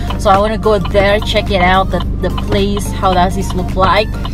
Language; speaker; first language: English; non-native, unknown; Indonesian